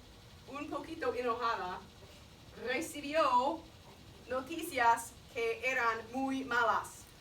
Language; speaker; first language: Spanish; non-native, fluent; English